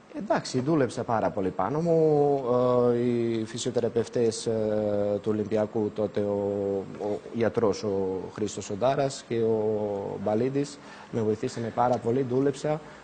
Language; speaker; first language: Greek; non-native, fluent; Serbian